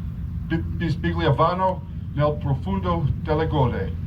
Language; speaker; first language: Italian; non-native, learner; English